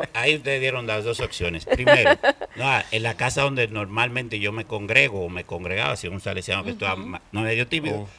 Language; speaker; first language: Spanish; native; Spanish